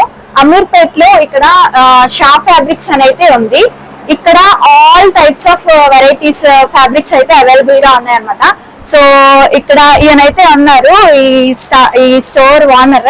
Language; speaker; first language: Telugu; native; Telugu